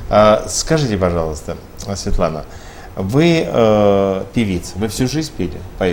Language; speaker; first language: Russian; native; Russian